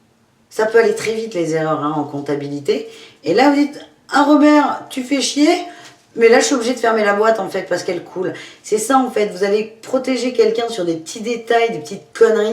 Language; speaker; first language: French; native; French